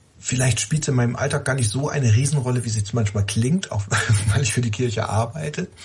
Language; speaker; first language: German; native; German